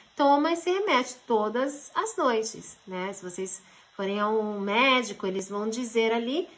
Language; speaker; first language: Portuguese; early bilingual, heritage; Japanese